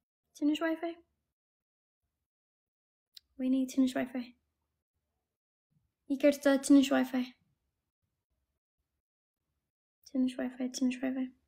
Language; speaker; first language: Amharic; non-native, learner; English